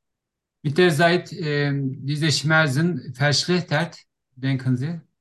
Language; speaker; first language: German; non-native, learner; Turkish